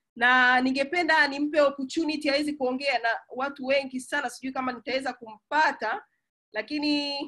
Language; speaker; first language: Swahili; native; Swahili